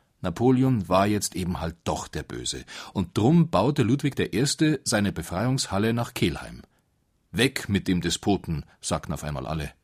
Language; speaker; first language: German; native; German